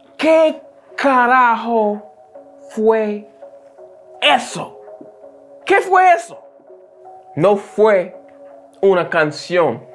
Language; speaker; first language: Spanish; non-native, learner; English